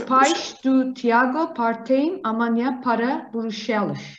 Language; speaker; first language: Portuguese; non-native, learner; Turkish